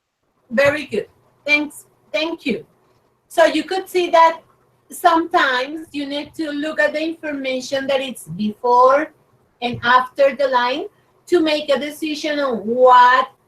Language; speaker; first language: English; non-native, fluent; Spanish